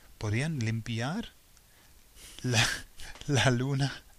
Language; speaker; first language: Spanish; non-native, fluent; English